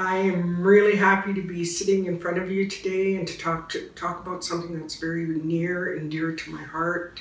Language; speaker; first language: English; native; English